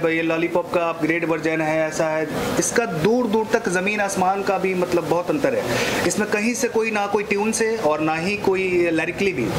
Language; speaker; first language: Hindi; native; Hindi